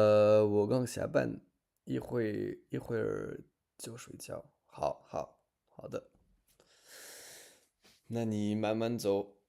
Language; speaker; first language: Chinese; non-native, learner; English